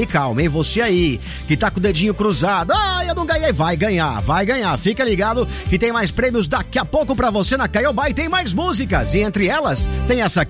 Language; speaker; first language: Portuguese; native; Portuguese